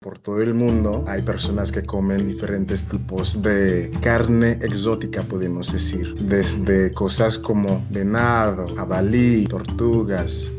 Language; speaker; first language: Spanish; non-native, fluent; English